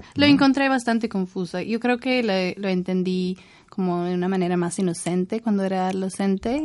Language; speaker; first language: Spanish; non-native, fluent; English